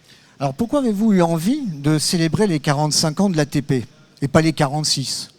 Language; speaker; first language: French; native; French